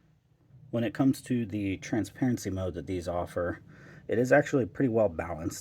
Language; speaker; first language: English; native; English